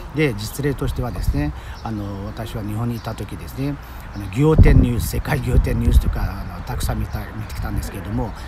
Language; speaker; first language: Japanese; non-native, fluent; Chinese